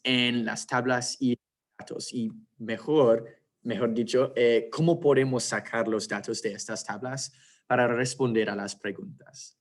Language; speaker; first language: Spanish; non-native, fluent; English